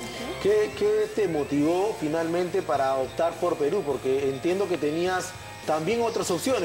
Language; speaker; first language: Spanish; native; Spanish